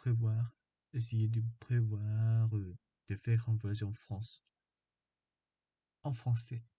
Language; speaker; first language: French; non-native, fluent; Korean